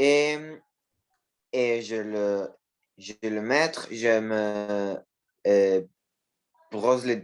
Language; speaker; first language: French; non-native, learner; Spanish